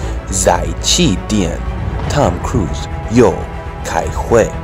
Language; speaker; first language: Chinese; non-native, learner; English